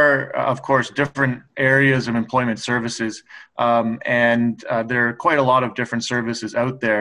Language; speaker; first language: English; native; English